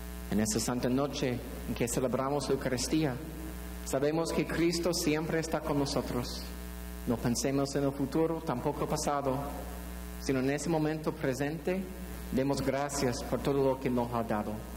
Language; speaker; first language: Spanish; non-native, fluent; English